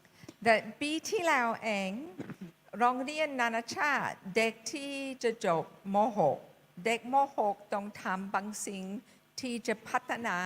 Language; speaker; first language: Thai; non-native, fluent; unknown